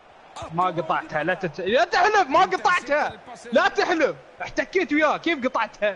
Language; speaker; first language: Arabic; native; Arabic